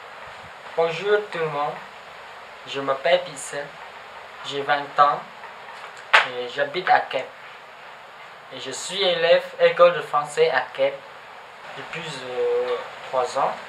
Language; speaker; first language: French; non-native, learner; Khmer